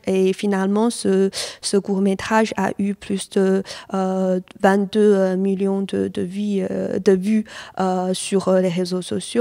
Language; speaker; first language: French; non-native, fluent; Chinese